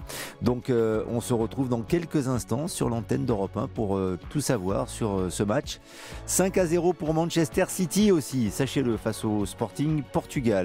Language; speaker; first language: French; native; French